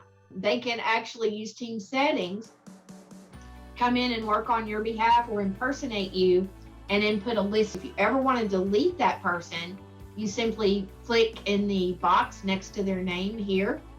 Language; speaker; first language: English; native; English